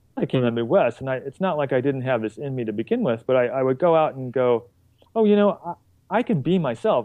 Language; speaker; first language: English; native; English